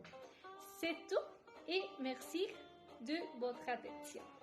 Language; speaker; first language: French; non-native, learner; Spanish